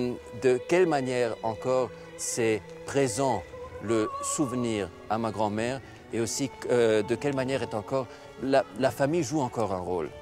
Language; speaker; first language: French; non-native, fluent; German